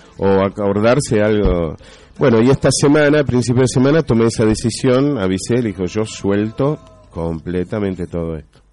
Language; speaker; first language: Spanish; native; Spanish